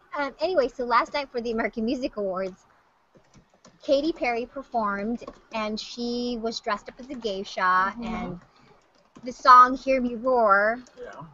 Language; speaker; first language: English; native; English